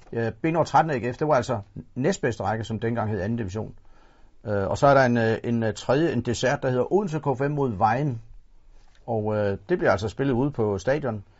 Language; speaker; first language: Danish; native; Danish